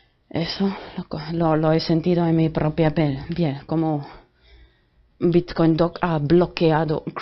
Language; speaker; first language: Spanish; non-native, fluent; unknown